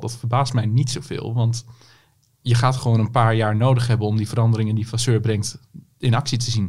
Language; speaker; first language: Dutch; native; Dutch